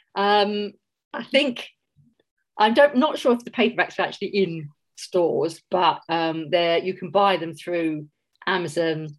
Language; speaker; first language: English; native; English